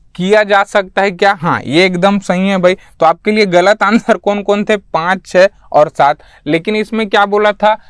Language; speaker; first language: Hindi; native; Hindi